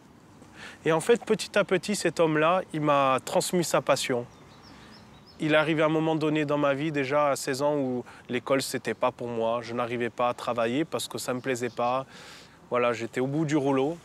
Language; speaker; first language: French; native; French